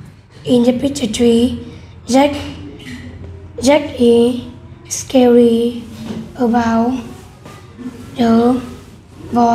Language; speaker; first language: English; non-native, learner; Vietnamese